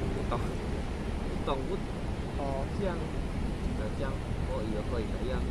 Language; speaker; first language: Chinese; non-native, learner; Javanese